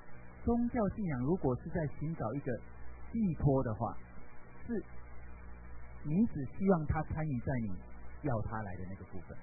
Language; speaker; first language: Chinese; native; Chinese